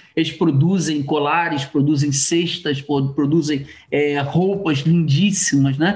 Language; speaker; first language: Portuguese; native; Portuguese